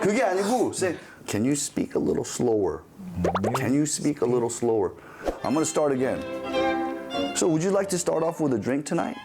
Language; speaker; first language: English; early bilingual, other home language; Korean